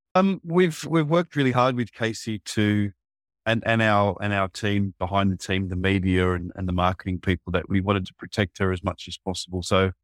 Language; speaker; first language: English; native; English